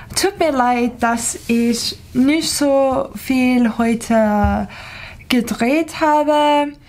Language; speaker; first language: German; non-native, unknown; English